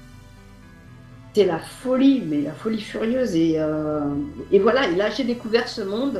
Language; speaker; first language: French; native; French